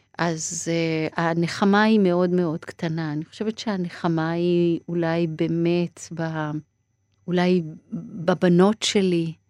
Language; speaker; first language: Hebrew; early bilingual, other home language; Persian